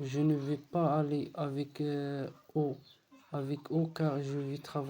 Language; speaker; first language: French; non-native, learner; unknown